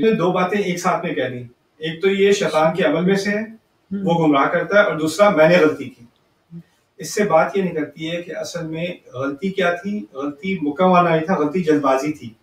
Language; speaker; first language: Urdu; early bilingual, heritage; Urdu